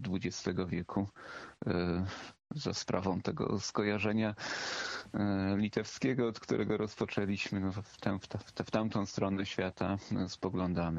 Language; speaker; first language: Polish; native; Polish